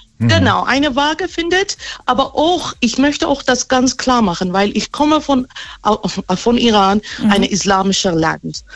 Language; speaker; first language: German; non-native, fluent; Persian